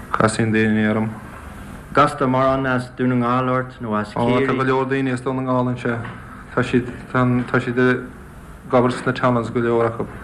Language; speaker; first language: Irish; native; Irish